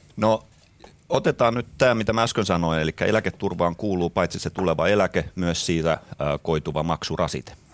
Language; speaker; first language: Finnish; native; Finnish